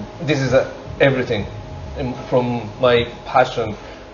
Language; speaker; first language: English; non-native, learner; Japanese